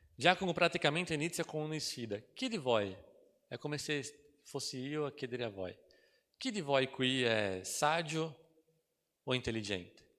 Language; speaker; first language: Italian; non-native, fluent; Portuguese